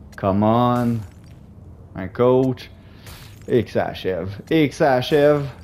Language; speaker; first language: French; native; French